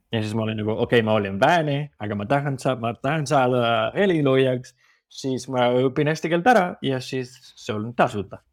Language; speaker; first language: Estonian; non-native, fluent; Spanish